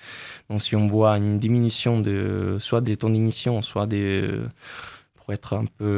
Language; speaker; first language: French; non-native, fluent; Italian